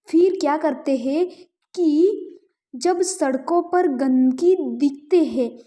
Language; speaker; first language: Hindi; non-native, local second language; Gujarati